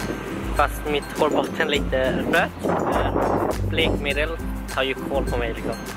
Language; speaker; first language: Swedish; non-native, fluent; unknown